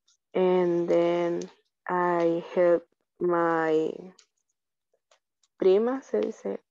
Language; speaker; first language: English; non-native, learner; Spanish